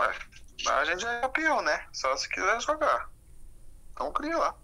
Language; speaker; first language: Portuguese; native; Portuguese